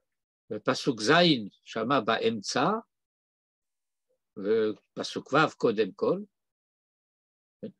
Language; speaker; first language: Hebrew; non-native, fluent; French